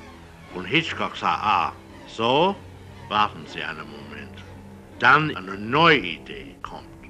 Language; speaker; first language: German; non-native, learner; English